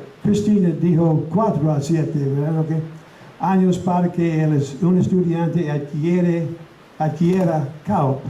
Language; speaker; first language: Spanish; non-native, fluent; English